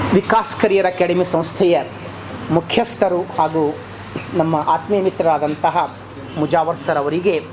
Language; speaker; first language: Kannada; native; Kannada